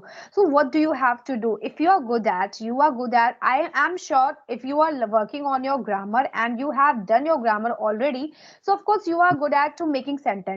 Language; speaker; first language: English; non-native, local second language; Hindi